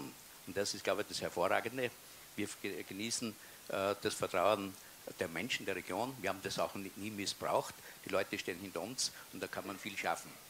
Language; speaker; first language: German; native; German